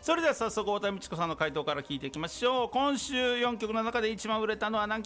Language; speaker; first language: Japanese; native; Japanese